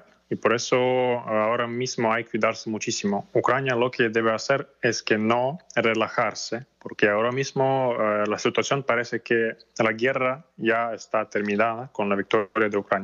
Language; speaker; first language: Spanish; non-native, fluent; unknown